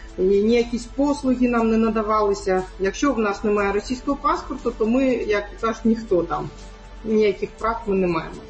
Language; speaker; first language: Ukrainian; non-native, local second language; Crimean Tatar